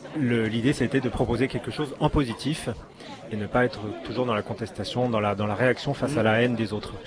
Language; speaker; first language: French; native; French